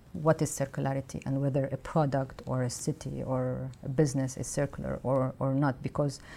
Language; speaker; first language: English; non-native, fluent; Arabic